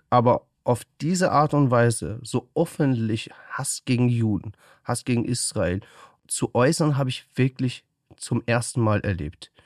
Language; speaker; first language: German; early bilingual, other home language; Persian